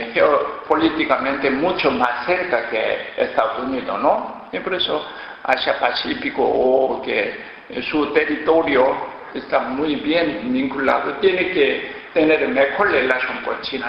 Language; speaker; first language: Spanish; non-native, learner; Korean